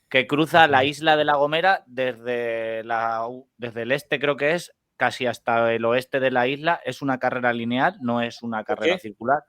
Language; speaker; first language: Spanish; native; Spanish